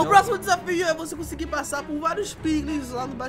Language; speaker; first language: Portuguese; native; Portuguese